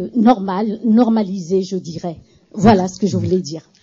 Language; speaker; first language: French; native; French